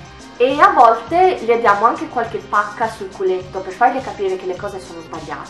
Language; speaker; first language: Italian; native; Italian